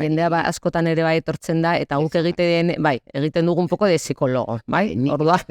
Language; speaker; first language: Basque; non-native, local second language; Spanish